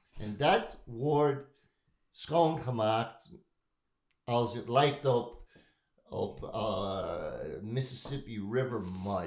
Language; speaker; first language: Dutch; non-native, learner; English